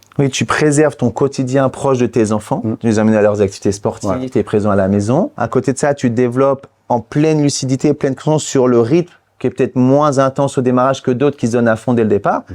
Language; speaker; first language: French; native; French